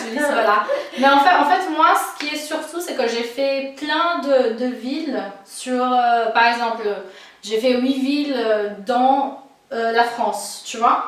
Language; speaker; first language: French; non-native, fluent; Portuguese